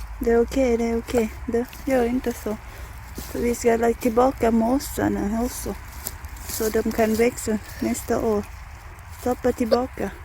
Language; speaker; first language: Swedish; non-native, learner; Thai